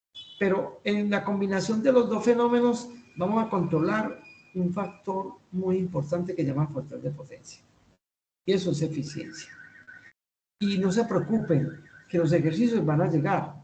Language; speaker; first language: Spanish; native; Spanish